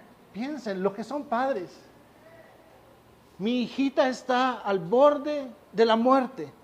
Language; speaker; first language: Spanish; native; Spanish